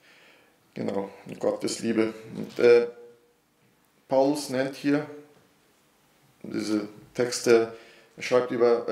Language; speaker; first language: German; non-native, fluent; Portuguese